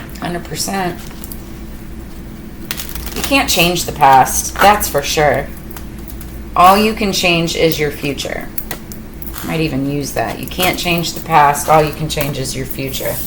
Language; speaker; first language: English; native; English